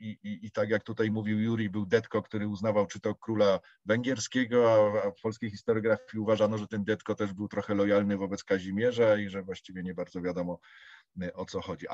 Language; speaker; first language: Polish; native; Polish